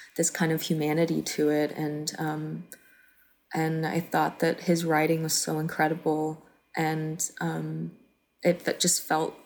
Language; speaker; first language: English; native; English